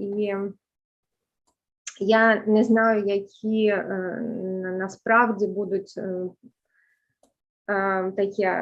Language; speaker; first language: Ukrainian; early bilingual, heritage; Ukrainian